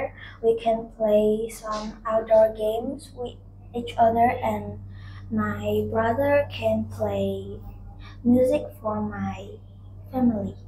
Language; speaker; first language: English; non-native, learner; Vietnamese